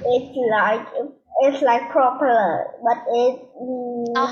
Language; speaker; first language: English; non-native, learner; Vietnamese